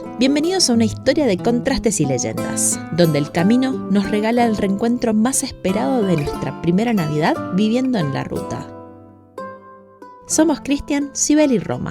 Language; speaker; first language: Spanish; native; Spanish